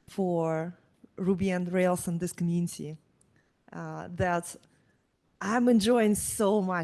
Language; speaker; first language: English; non-native, fluent; Russian